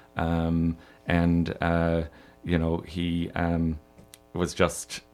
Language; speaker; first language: English; native; English